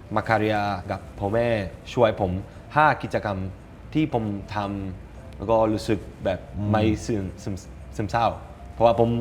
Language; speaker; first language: Thai; non-native, learner; Spanish